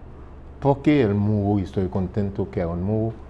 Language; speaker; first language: Spanish; non-native, fluent; French